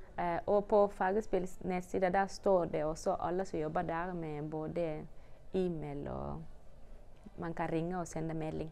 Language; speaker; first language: Norwegian; early bilingual, other home language; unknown